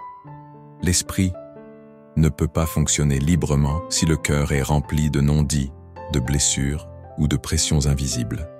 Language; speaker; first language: French; native; French